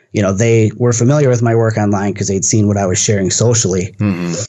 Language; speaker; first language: English; native; English